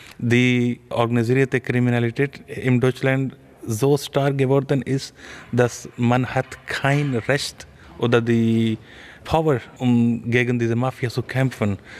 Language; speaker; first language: German; non-native, fluent; Urdu